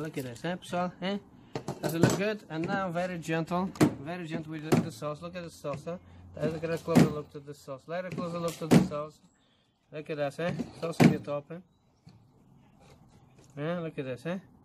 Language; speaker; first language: English; non-native, fluent; Portuguese